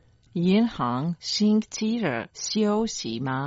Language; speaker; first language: Chinese; non-native, learner; Croatian